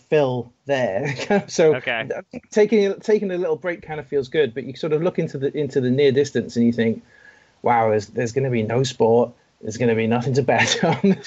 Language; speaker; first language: English; native; English